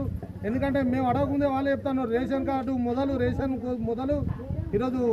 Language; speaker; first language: Telugu; native; Telugu